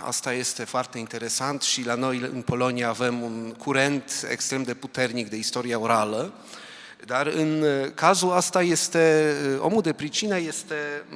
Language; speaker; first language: Romanian; non-native, fluent; Polish